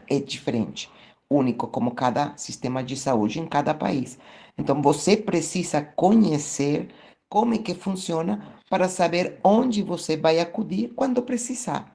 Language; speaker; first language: Portuguese; non-native, fluent; Spanish